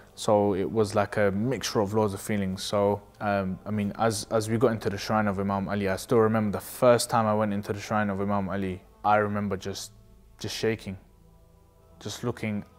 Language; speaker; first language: English; native; English